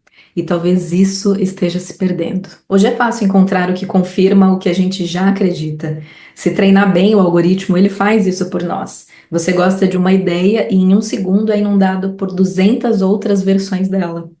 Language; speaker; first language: Portuguese; native; Portuguese